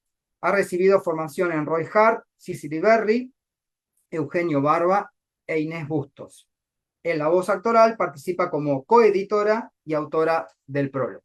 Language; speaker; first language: Spanish; native; Spanish